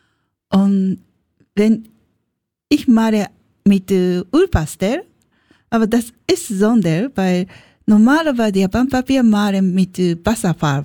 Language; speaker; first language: German; non-native, learner; Japanese